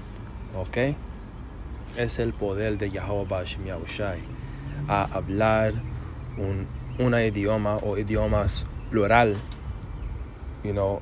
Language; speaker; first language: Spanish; non-native, learner; English